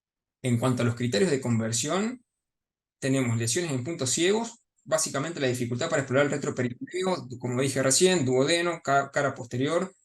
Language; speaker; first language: Spanish; native; Spanish